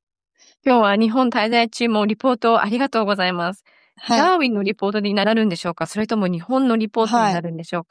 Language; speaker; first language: Japanese; native; Japanese